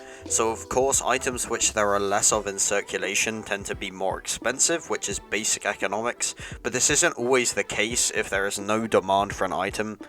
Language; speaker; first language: English; native; English